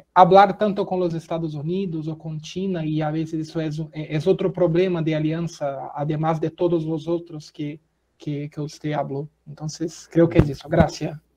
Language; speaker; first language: Spanish; non-native, fluent; Portuguese